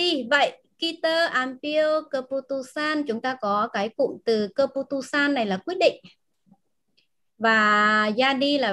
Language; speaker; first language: Vietnamese; native; Vietnamese